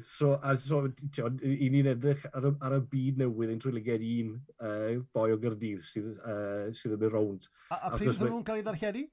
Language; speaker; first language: Welsh; native; Welsh